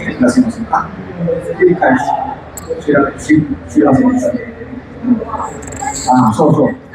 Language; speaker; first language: Japanese; non-native, fluent; Portuguese